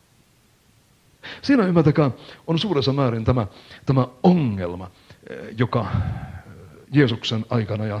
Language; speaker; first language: Finnish; native; Finnish